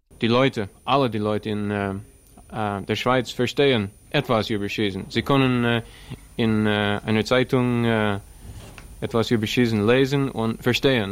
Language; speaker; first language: German; non-native, learner; English